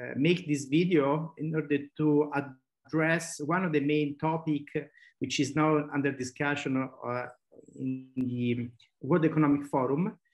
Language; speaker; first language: English; non-native, fluent; Italian